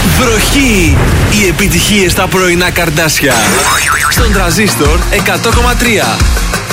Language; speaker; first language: Greek; native; Greek